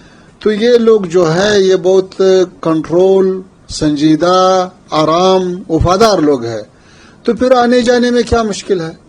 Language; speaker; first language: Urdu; non-native, fluent; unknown